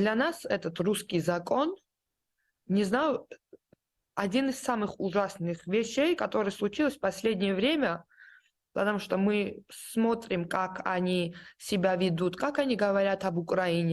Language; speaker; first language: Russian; non-native, fluent; Georgian